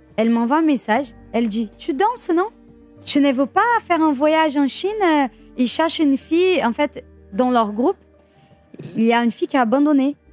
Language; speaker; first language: French; non-native, fluent; Portuguese